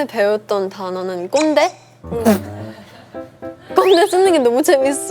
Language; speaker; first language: Korean; early bilingual, heritage; English